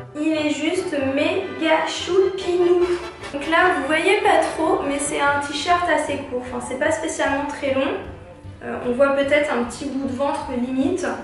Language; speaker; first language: French; early bilingual, other home language; Portuguese